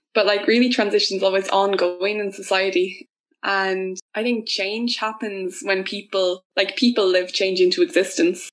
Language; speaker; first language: English; native; English